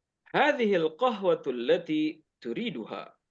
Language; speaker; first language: Arabic; non-native, fluent; Indonesian